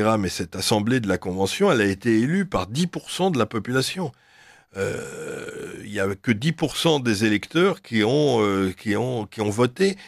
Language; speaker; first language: French; native; French